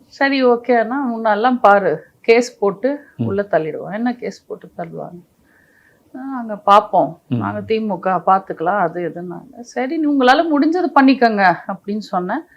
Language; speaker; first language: Tamil; non-native, local second language; Telugu